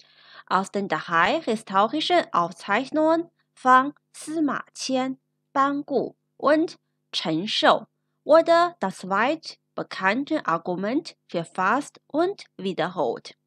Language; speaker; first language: German; non-native, fluent; Chinese